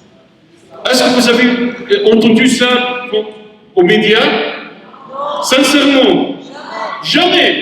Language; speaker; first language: French; non-native, learner; Arabic